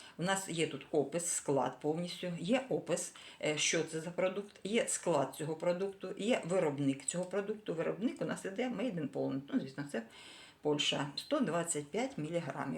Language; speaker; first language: Ukrainian; non-native, local second language; Russian